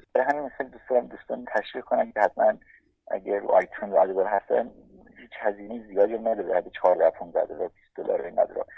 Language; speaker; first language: Persian; native; Persian